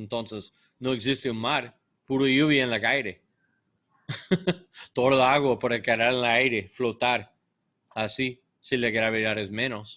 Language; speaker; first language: Spanish; non-native, learner; English